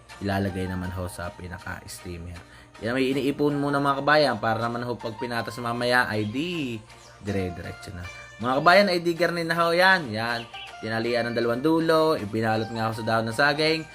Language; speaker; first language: Filipino; native; Filipino